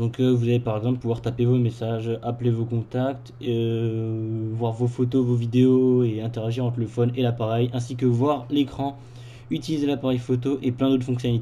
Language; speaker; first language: French; native; French